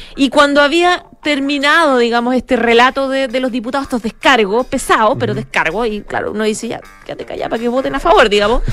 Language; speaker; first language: Spanish; native; Spanish